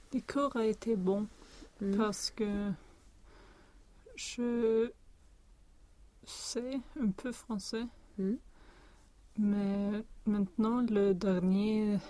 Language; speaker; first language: French; non-native, learner; Swedish